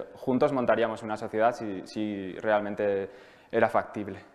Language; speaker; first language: Spanish; native; Spanish